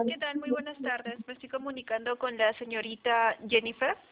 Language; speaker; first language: Spanish; native; Spanish